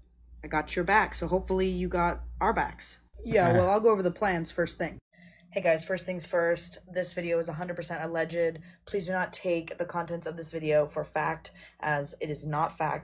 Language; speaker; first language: English; native; English